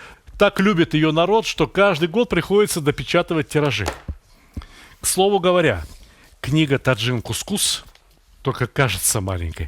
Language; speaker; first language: Russian; native; Russian